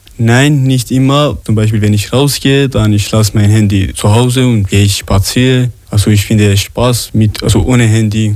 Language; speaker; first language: German; non-native, learner; Arabic